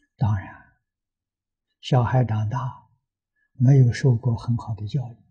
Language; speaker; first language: Chinese; native; Chinese